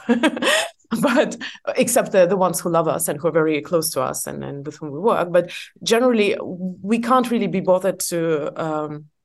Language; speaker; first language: English; non-native, fluent; Estonian